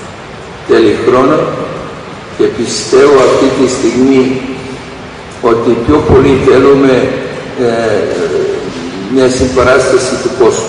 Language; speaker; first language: Greek; non-native, fluent; Serbian